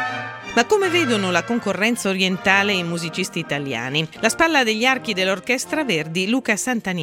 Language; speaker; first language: Italian; native; Italian